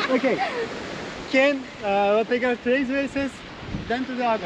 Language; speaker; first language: Portuguese; non-native, learner; Turkish